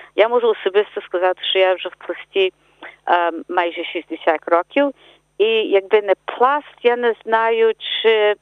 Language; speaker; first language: Ukrainian; early bilingual, heritage; Ukrainian